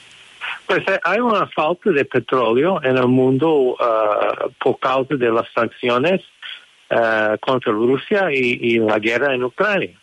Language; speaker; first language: Spanish; non-native, fluent; English